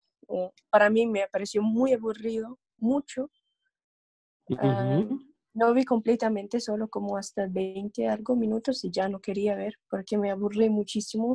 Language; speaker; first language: Spanish; non-native, learner; English